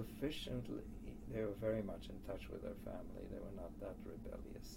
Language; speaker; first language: English; early bilingual, other home language; Polish